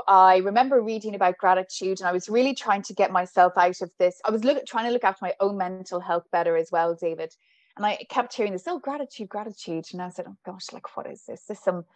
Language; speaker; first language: English; native; English